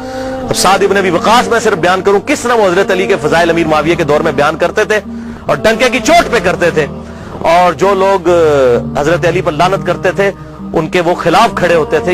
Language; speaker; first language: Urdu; non-native, local second language; Punjabi